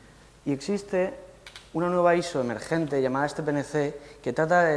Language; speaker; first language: Spanish; native; Spanish